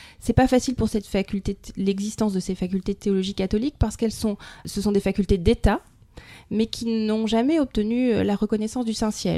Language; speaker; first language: French; native; French